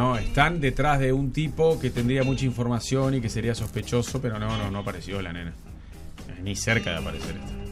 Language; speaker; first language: Spanish; native; Spanish